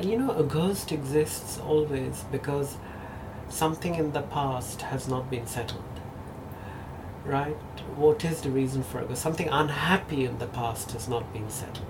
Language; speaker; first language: English; non-native, local second language; Bangla